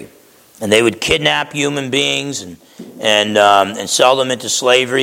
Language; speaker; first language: English; native; English